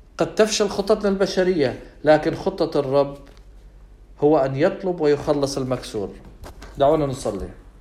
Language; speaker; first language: Arabic; non-native, fluent; English